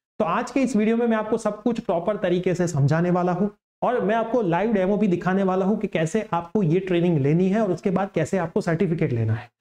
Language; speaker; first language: Hindi; non-native, local second language; Gujarati